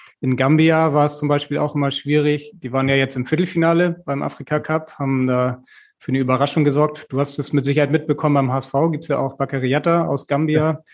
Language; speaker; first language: German; native; German